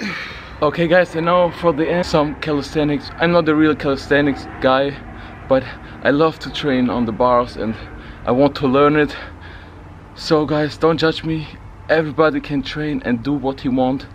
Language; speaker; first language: English; non-native, fluent; German